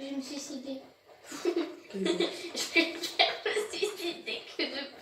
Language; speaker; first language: French; native; French